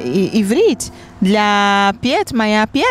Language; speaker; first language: Russian; non-native, learner; Portuguese